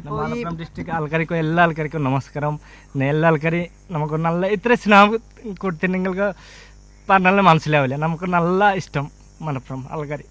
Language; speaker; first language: Malayalam; non-native, local second language; Bangla